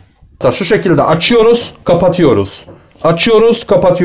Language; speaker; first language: Turkish; native; Turkish